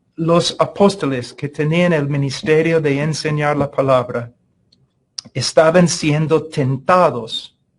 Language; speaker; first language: Spanish; non-native, fluent; English